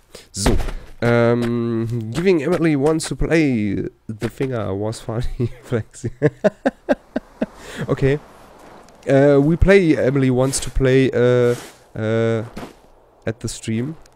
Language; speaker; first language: English; non-native, learner; German